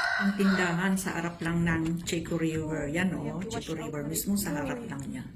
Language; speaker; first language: Filipino; non-native, local second language; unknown